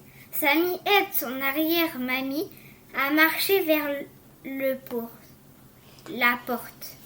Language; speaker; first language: French; native; French